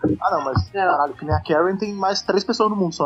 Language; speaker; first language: Portuguese; native; Portuguese